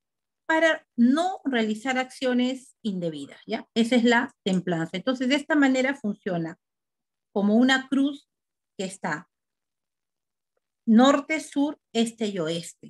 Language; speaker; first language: Spanish; native; Spanish